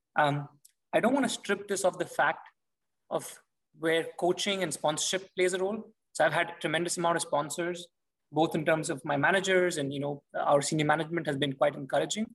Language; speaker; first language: English; non-native, local second language; Hindi